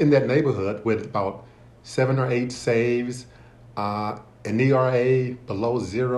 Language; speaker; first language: English; native; English